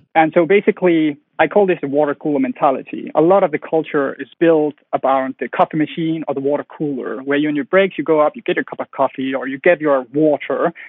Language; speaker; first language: English; non-native, fluent; Danish